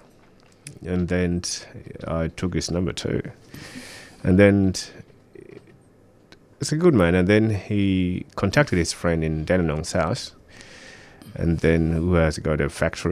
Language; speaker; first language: English; early bilingual, other home language; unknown